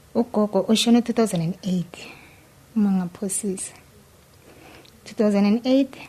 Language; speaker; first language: Zulu; native; Zulu